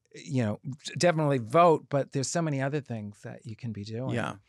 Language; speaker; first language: English; native; English